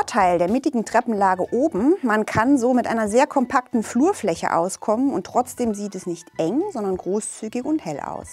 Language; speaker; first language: German; native; German